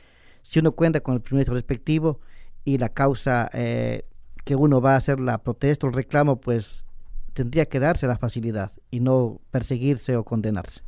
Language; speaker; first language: Spanish; native; Spanish